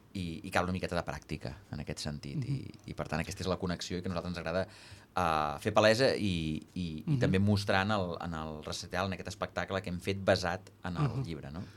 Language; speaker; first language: Catalan; native; Catalan